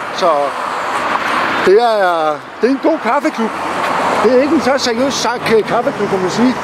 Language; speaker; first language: Danish; native; Danish